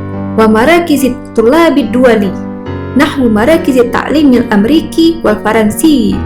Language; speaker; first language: Arabic; non-native, fluent; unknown